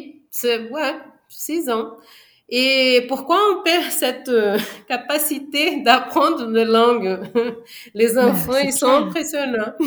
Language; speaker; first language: French; non-native, fluent; Portuguese